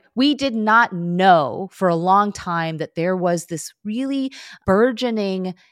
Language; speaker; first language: English; early bilingual, other home language; Korean